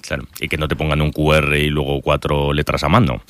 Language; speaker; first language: Spanish; native; Spanish